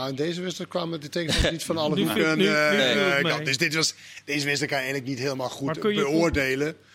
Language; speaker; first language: Dutch; non-native, fluent; Danish